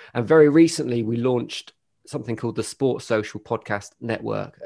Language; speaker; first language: English; native; English